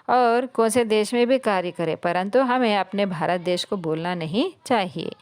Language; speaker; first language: Hindi; non-native, local second language; Telugu